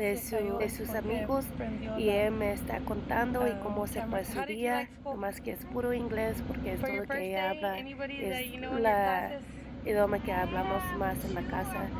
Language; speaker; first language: Spanish; early bilingual, heritage; English